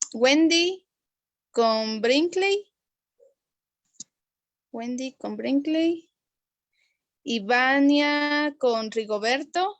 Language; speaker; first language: Spanish; non-native, local second language; Kaqchikel